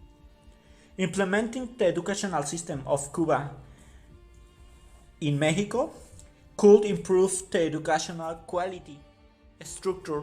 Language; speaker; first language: English; non-native, learner; Spanish